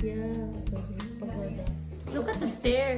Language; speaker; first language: English; non-native, learner; Japanese